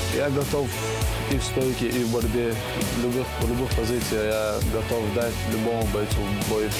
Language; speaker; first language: Russian; non-native, local second language; Chechen